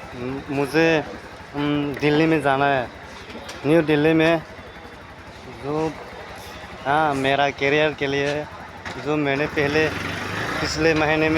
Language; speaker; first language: Hindi; non-native, local second language; Kok Borok